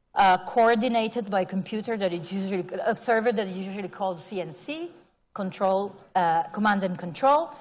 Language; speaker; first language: English; non-native, fluent; Italian